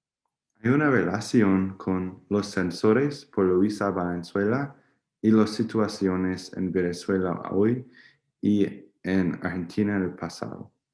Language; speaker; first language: Spanish; non-native, learner; English